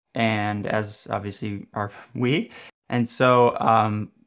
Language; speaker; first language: English; native; English